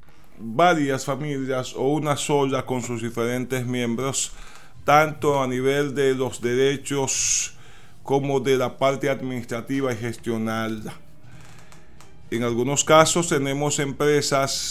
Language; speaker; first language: Spanish; native; Spanish